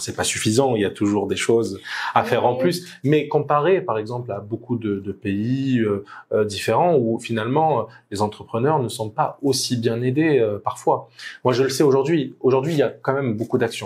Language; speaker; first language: French; native; French